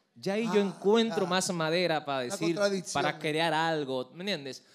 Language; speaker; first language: Spanish; native; Spanish